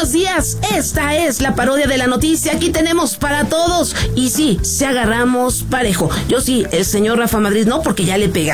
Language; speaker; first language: Spanish; native; Spanish